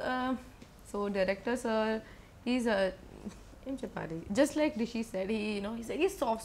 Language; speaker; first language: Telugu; non-native, learner; Malayalam